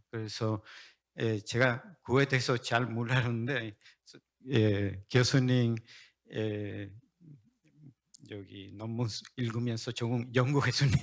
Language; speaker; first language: Korean; non-native, learner; Spanish